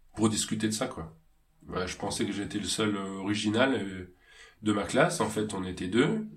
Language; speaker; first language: French; native; French